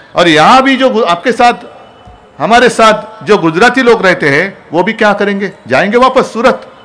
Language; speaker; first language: Hindi; non-native, local second language; Marathi